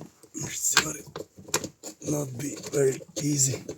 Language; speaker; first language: English; non-native, learner; Latvian